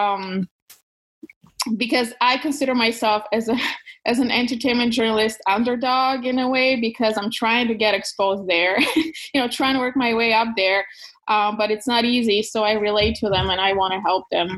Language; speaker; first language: English; non-native, fluent; Bulgarian